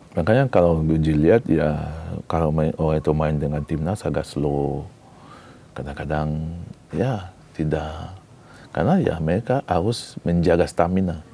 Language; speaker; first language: Indonesian; non-native, fluent; French